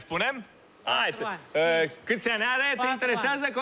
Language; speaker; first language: Romanian; native; Romanian